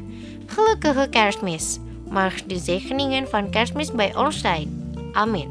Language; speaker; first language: Dutch; non-native, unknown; Indonesian